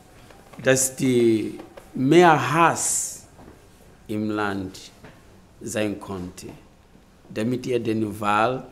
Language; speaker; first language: German; non-native, learner; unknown